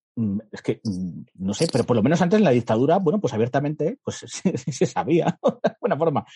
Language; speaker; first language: Spanish; native; Spanish